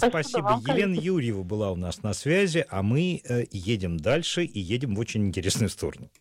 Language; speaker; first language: Russian; native; Russian